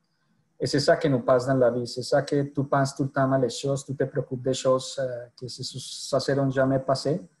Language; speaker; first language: French; non-native, fluent; Spanish